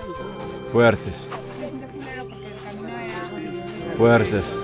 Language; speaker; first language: Spanish; non-native, learner; English